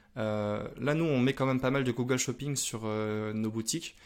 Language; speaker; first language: French; native; French